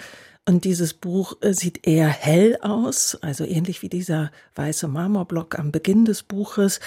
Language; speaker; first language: German; native; German